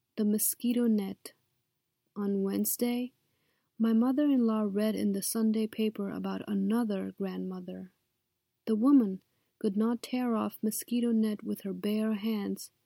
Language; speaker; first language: English; non-native, local second language; Nepali